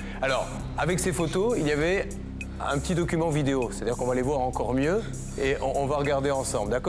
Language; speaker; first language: French; native; French